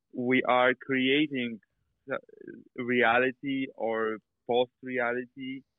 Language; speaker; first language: English; non-native, fluent; Polish